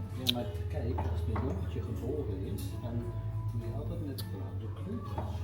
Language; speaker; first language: Dutch; native; Dutch